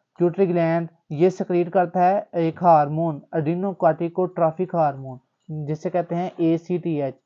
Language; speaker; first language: Urdu; native; Urdu